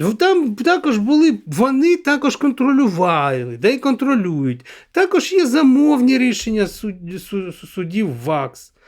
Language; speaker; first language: Ukrainian; non-native, local second language; Russian